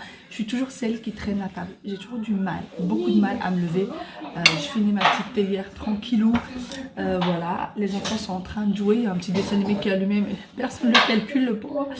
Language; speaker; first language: French; native; French